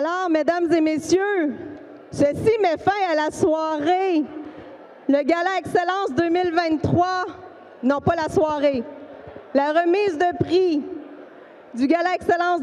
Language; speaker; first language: French; native; French